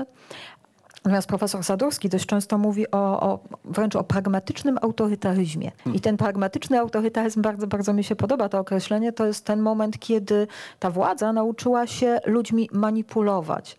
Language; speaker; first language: Polish; native; Polish